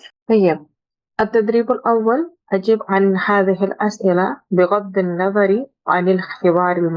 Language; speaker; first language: Arabic; non-native, fluent; Urdu